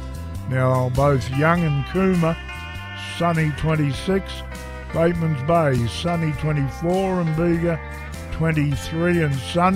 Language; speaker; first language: English; native; English